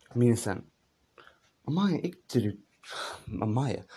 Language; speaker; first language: Japanese; non-native, learner; English